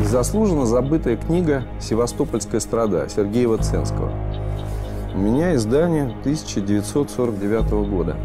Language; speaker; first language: Russian; native; Russian